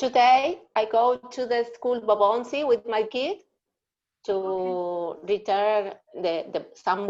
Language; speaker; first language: English; non-native, learner; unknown